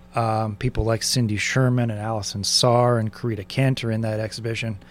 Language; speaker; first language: English; native; English